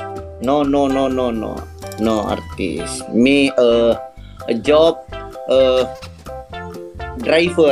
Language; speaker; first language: English; non-native, learner; Indonesian